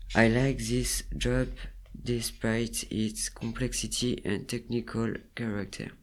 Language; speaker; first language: English; non-native, learner; French